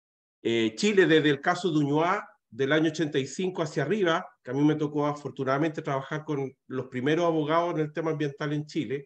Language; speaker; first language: Spanish; native; Spanish